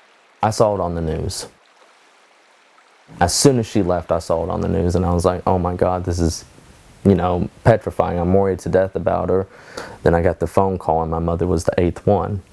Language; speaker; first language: English; native; English